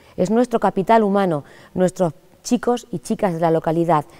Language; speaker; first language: Spanish; native; Spanish